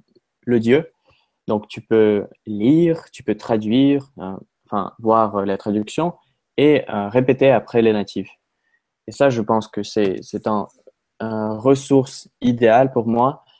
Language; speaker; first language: French; non-native, fluent; Russian